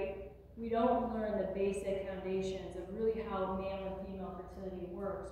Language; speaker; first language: English; native; English